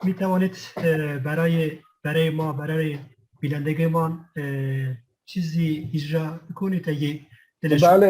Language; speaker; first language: Persian; non-native, fluent; Kurdish